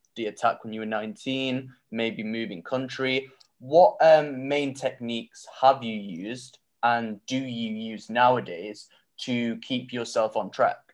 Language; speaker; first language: English; native; English